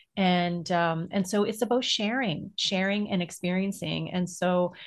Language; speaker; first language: English; native; English